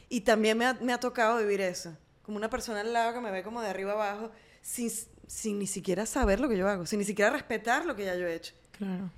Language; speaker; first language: Spanish; native; Spanish